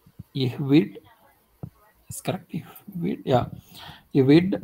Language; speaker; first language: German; non-native, learner; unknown